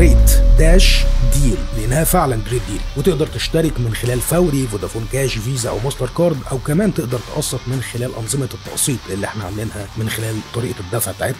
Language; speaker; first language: Arabic; native; Arabic